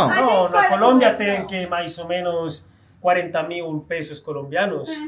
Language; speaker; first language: Portuguese; non-native, fluent; Spanish